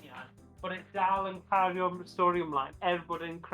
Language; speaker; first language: Welsh; native; Welsh